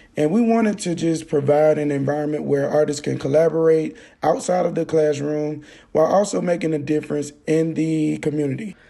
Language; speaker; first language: English; native; English